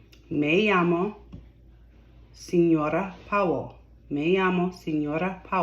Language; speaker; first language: Spanish; non-native, learner; English